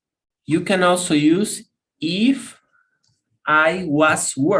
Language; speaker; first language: English; non-native, fluent; Spanish